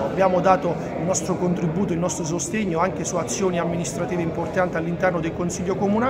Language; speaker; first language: Italian; native; Italian